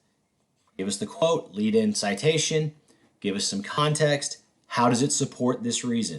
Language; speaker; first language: English; native; English